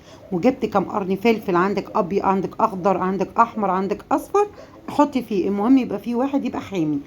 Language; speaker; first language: Arabic; native; Arabic